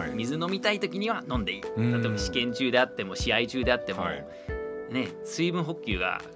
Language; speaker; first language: Japanese; non-native, fluent; English